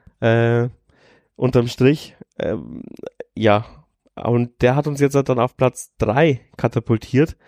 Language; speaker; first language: German; native; German